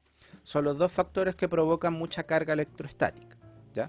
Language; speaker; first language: Spanish; native; Spanish